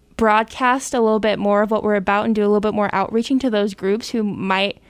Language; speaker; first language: English; native; English